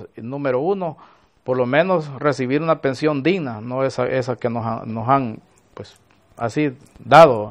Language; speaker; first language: Spanish; native; Spanish